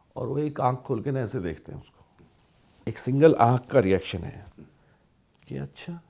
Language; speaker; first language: Hindi; native; Hindi